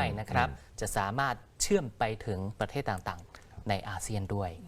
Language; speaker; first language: Thai; non-native, fluent; Chinese